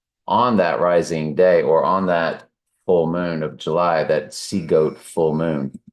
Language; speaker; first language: English; native; English